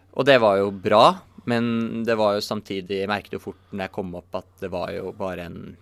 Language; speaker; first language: Norwegian; native; Norwegian